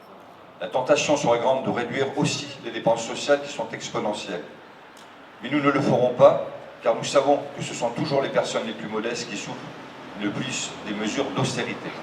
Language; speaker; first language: French; native; French